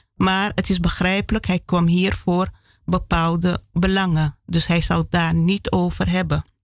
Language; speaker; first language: Dutch; native; Dutch